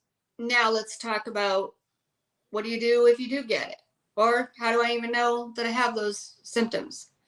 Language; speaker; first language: English; native; English